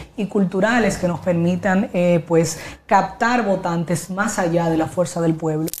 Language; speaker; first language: Spanish; native; Spanish